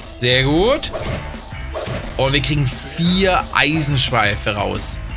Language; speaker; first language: German; native; German